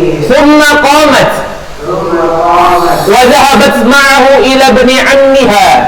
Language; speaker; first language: Arabic; non-native, fluent; Indonesian